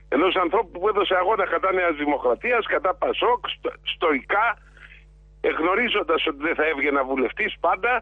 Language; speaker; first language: Greek; native; Greek